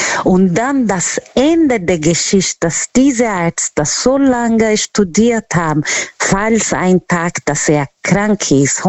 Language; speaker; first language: German; non-native, learner; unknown